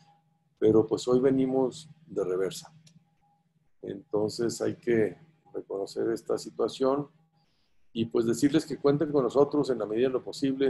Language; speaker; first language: Spanish; native; Spanish